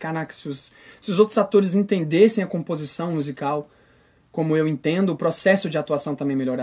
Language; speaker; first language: Portuguese; native; Portuguese